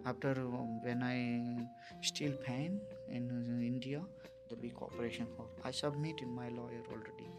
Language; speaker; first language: English; non-native, local second language; Tamil